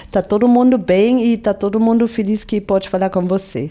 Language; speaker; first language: Portuguese; non-native, fluent; German